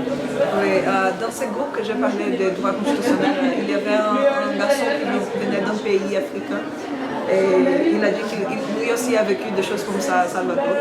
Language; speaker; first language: French; non-native, learner; Portuguese